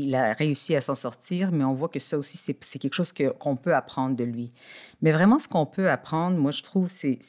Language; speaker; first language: French; native; French